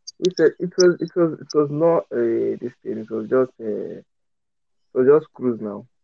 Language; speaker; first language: English; non-native, local second language; Yoruba